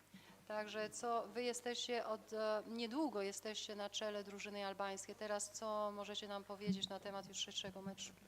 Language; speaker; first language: Polish; non-native, fluent; Albanian